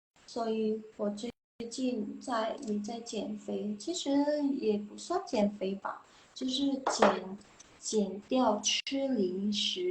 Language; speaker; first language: Chinese; non-native, fluent; Indonesian